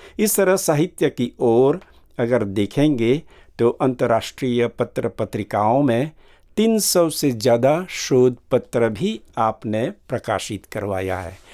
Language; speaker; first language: Hindi; early bilingual, heritage; Hindi